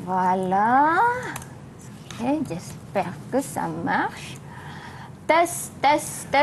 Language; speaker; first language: French; non-native, fluent; Malay